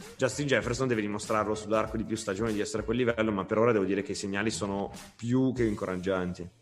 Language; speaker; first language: Italian; native; Italian